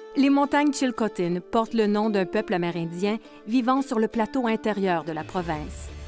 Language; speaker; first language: French; native; French